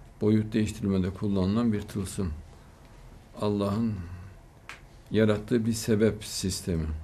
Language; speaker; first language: Turkish; native; Turkish